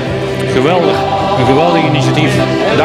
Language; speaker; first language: Dutch; native; Dutch